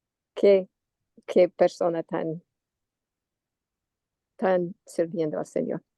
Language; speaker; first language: Spanish; non-native, learner; English